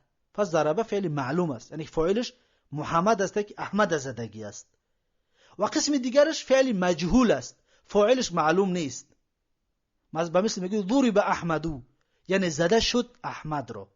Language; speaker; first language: Persian; native; Persian